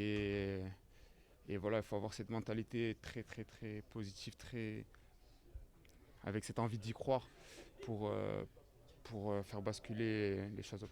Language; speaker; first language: French; native; French